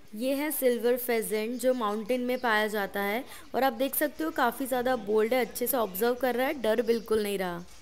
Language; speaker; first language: Hindi; non-native, local second language; Gujarati